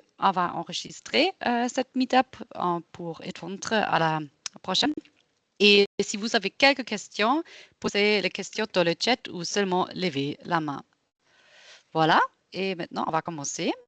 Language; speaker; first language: French; non-native, local second language; German